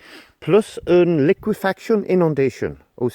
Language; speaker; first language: French; non-native, learner; English